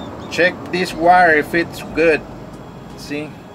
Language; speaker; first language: English; non-native, fluent; Spanish